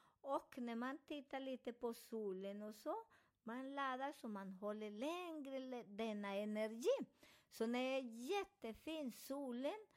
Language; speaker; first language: Swedish; non-native, fluent; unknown